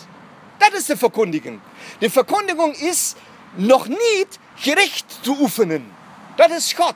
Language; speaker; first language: Dutch; non-native, fluent; German